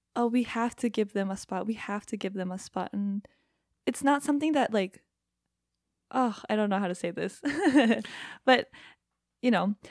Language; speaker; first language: English; non-native, fluent; Japanese